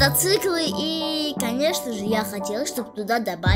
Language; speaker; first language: Russian; native; Russian